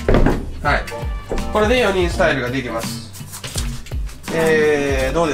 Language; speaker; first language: Japanese; native; Japanese